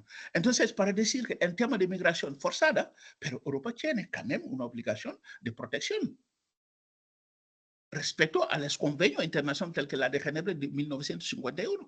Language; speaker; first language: Spanish; non-native, fluent; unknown